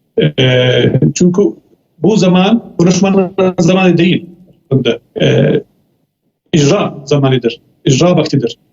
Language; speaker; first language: Turkish; non-native, fluent; Arabic